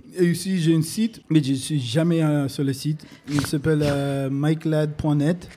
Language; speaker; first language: French; non-native, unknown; English